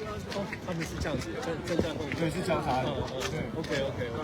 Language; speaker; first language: Chinese; native; Chinese